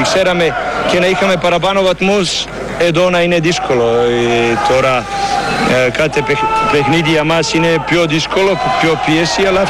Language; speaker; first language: Greek; non-native, learner; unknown